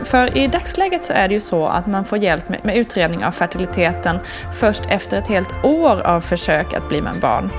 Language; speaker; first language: Swedish; native; Swedish